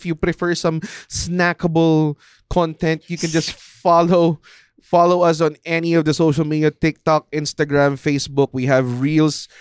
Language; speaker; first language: English; non-native, local second language; Filipino